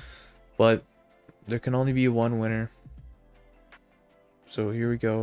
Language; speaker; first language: English; native; English